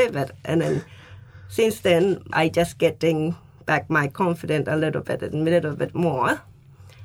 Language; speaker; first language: English; non-native, fluent; Japanese